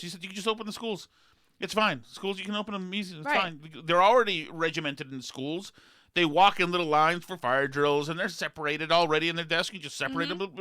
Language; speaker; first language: English; native; English